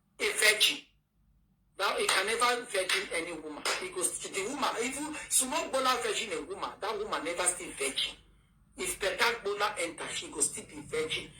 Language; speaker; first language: Nigerian Pidgin; native; Nigerian Pidgin